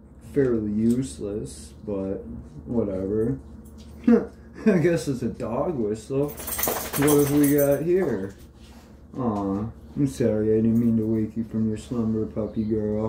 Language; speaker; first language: English; native; English